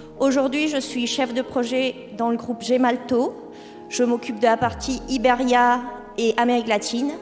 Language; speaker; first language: French; non-native, fluent; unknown